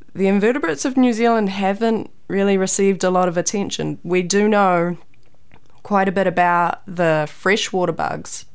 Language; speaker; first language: English; native; English